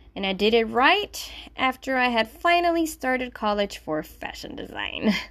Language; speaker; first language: English; non-native, fluent; Spanish